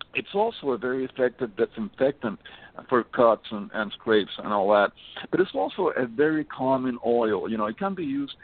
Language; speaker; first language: English; early bilingual, other home language; Spanish